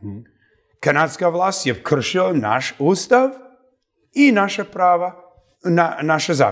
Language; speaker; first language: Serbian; early bilingual, heritage; Serbian